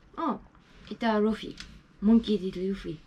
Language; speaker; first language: Russian; non-native, learner; Japanese